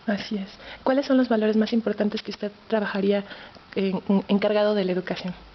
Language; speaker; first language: Spanish; native; Spanish